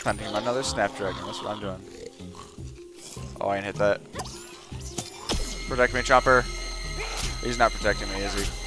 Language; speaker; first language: English; native; English